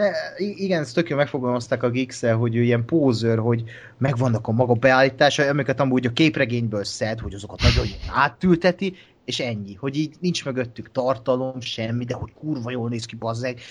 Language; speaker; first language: Hungarian; native; Hungarian